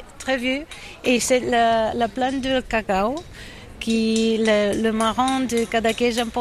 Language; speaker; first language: French; non-native, learner; Catalan